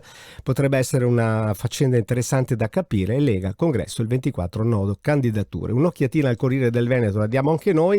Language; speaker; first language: Italian; native; Italian